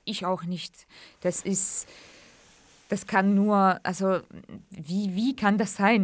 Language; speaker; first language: German; non-native, fluent; Kurdish